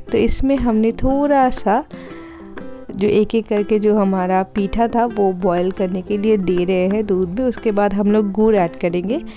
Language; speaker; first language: Hindi; non-native, local second language; Bangla